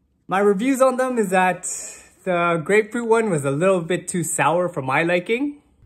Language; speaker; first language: English; native; English